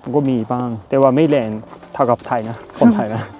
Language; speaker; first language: Thai; non-native, learner; Japanese